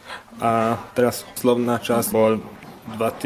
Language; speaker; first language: Slovak; non-native, local second language; Hungarian